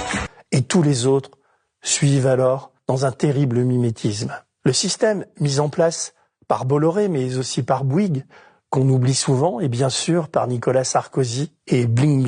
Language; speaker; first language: French; native; French